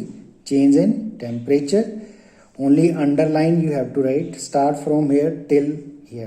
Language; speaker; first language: English; non-native, local second language; Hindi